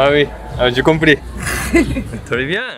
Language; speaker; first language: French; non-native, learner; Japanese